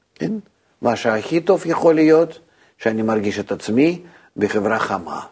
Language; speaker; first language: Hebrew; non-native, fluent; Russian